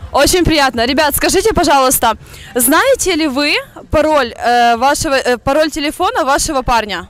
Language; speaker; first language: Russian; native; Russian